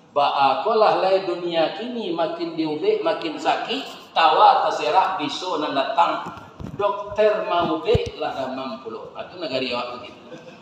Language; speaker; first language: Malay; non-native, local second language; Minangkabau